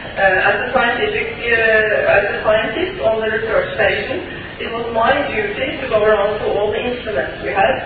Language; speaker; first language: English; non-native, fluent; Norwegian